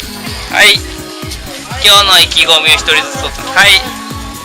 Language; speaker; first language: Japanese; native; Japanese